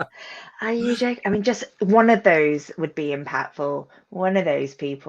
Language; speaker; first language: English; native; English